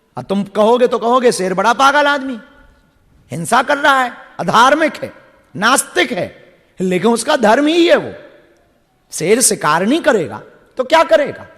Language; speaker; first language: Hindi; native; Hindi